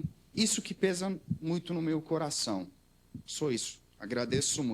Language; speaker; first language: Portuguese; non-native, learner; Armenian